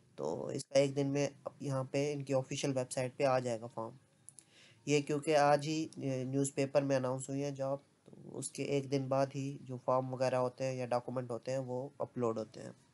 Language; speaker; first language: Urdu; non-native, local second language; Punjabi